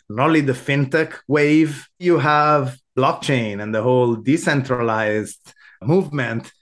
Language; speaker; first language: English; non-native, fluent; Italian